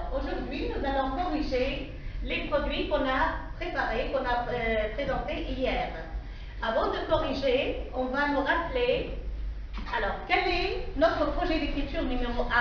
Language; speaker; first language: French; non-native, local second language; Arabic